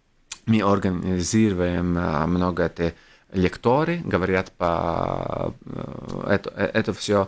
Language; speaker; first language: Russian; non-native, local second language; Latvian